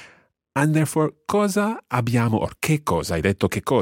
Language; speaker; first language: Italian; non-native, fluent; English